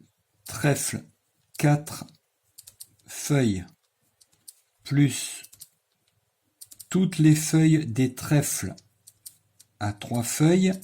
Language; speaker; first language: French; native; French